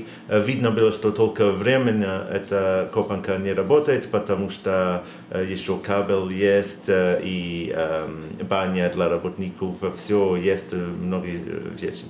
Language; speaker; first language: Russian; non-native, learner; English